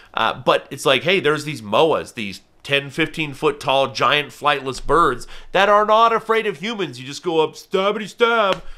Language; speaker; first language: English; native; English